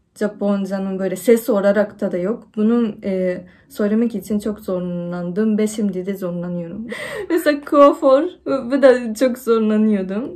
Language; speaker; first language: Turkish; non-native, fluent; Japanese